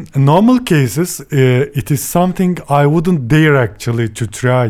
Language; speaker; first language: English; non-native, fluent; Turkish